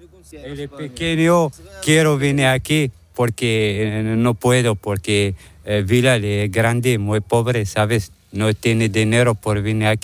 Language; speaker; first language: Spanish; non-native, learner; Arabic